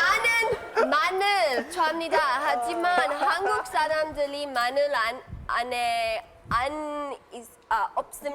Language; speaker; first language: Korean; non-native, learner; English